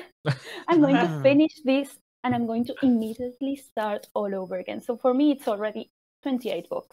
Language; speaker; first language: English; non-native, fluent; Spanish